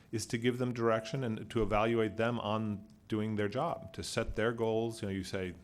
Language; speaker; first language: English; native; English